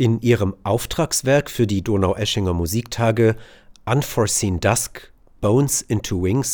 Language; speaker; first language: German; native; German